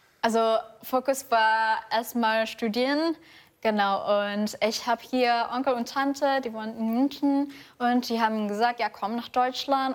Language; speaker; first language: German; non-native, fluent; Indonesian